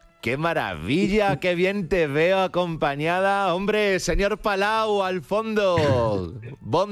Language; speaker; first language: Spanish; native; Spanish